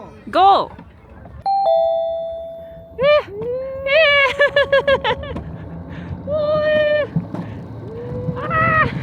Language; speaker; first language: English; non-native, learner; Japanese